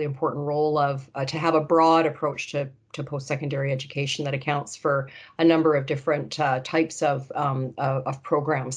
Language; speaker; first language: English; native; English